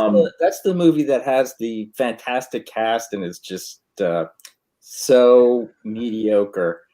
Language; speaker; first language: English; native; English